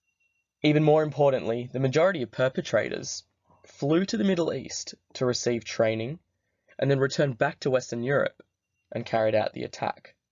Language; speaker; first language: English; native; English